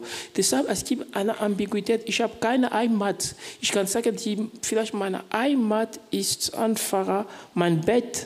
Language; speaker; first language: German; non-native, fluent; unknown